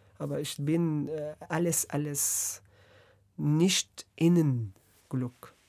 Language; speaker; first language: German; non-native, learner; Arabic